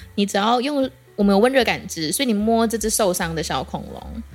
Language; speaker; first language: Chinese; native; Chinese